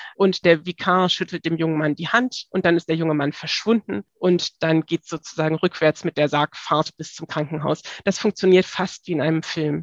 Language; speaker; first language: German; native; German